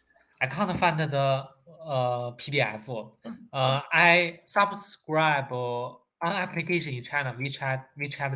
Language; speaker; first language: English; non-native, learner; Chinese